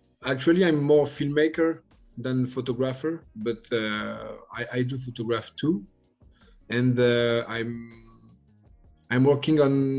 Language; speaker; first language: English; non-native, learner; French